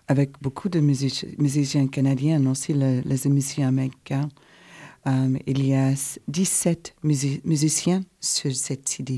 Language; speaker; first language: French; non-native, learner; English